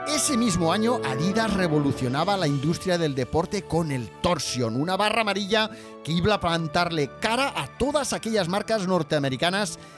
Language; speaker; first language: Spanish; native; Spanish